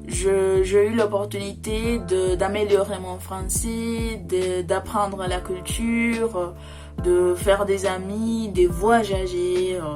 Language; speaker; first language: French; non-native, fluent; Spanish